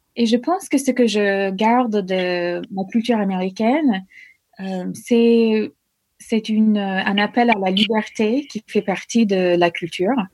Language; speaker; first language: French; non-native, fluent; English